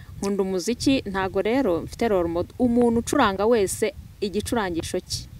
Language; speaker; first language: Kinyarwanda; native; Kinyarwanda